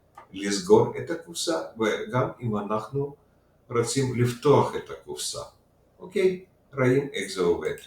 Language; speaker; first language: Hebrew; non-native, fluent; Russian